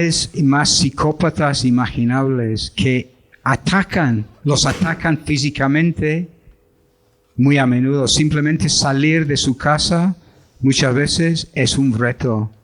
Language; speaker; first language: Spanish; non-native, fluent; English